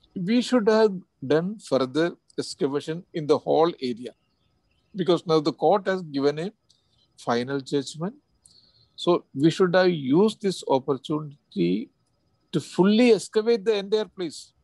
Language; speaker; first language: English; non-native, local second language; Malayalam